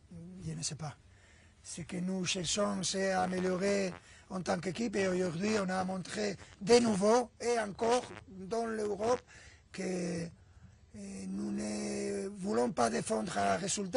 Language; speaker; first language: French; non-native, fluent; Spanish